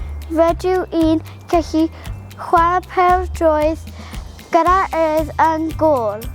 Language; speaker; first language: Welsh; non-native, local second language; English